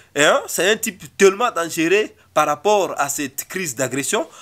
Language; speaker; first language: French; non-native, local second language; Swahili